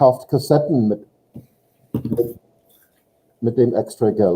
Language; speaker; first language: German; non-native, fluent; English